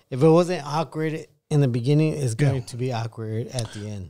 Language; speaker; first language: English; native; English